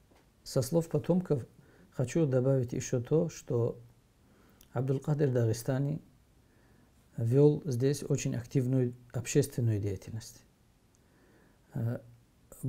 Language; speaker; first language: Russian; native; Russian